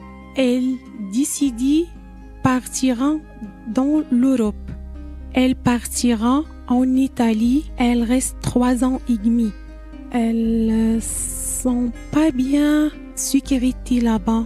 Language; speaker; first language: French; non-native, learner; Arabic